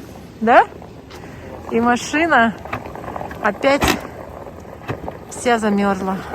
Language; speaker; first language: Russian; native; Russian